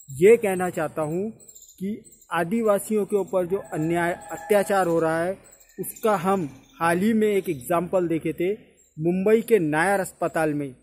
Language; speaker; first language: Hindi; native; Hindi